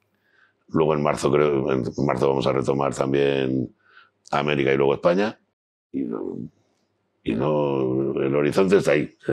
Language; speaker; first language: Spanish; native; Spanish